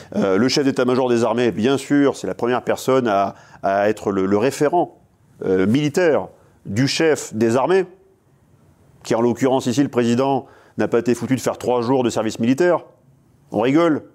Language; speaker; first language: French; native; French